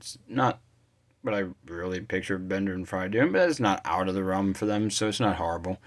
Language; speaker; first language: English; native; English